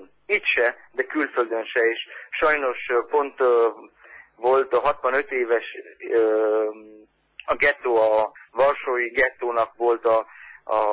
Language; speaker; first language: Hungarian; early bilingual, heritage; Hungarian